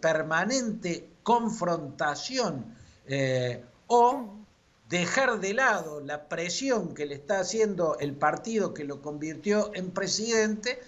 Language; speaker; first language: Spanish; native; Spanish